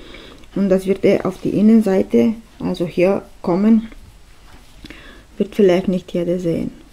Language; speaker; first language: German; non-native, fluent; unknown